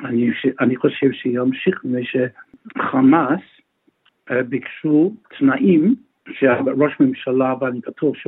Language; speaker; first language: Hebrew; non-native, fluent; English